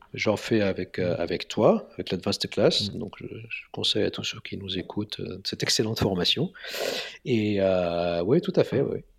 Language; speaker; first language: French; non-native, local second language; Arabic